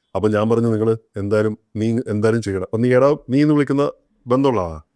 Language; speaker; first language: Malayalam; native; Malayalam